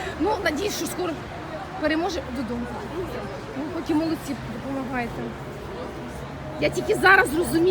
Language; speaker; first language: Ukrainian; native; Ukrainian